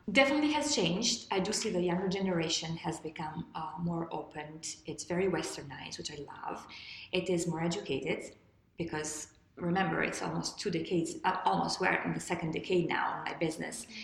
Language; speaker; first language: English; non-native, fluent; Albanian